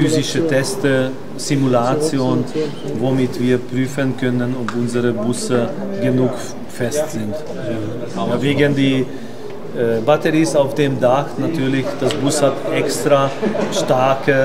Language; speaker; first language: German; non-native, learner; Hungarian